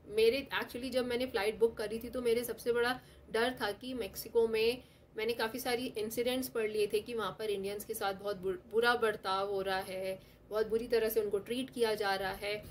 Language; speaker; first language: Hindi; non-native, local second language; Telugu